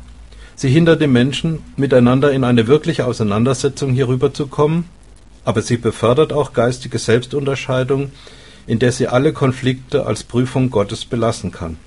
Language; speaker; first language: German; native; German